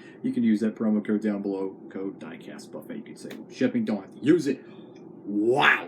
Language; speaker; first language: English; native; English